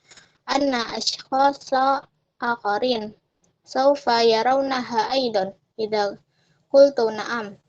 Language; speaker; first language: Arabic; non-native, learner; Indonesian